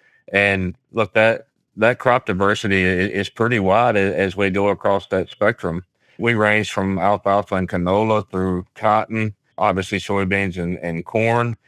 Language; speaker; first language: English; native; English